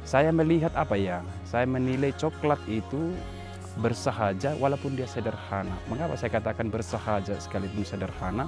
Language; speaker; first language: Indonesian; native; Indonesian